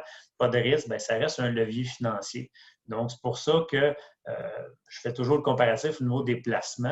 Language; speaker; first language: French; native; French